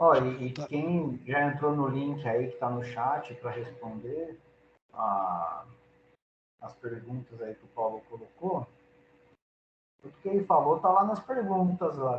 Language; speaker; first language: Portuguese; native; Portuguese